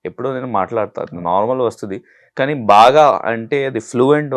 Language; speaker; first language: Telugu; non-native, learner; Hindi